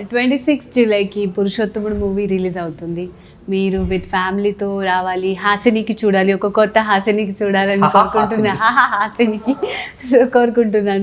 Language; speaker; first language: Telugu; non-native, local second language; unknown